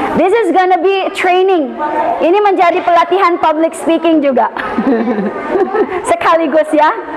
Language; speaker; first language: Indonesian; non-native, learner; Filipino